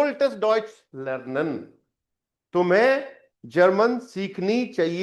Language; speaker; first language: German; non-native, fluent; Hindi